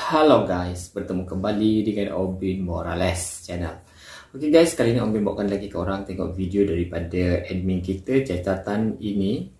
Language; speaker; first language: Malay; native; Malay